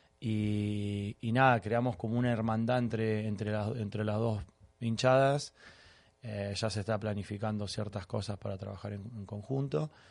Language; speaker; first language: Spanish; native; Spanish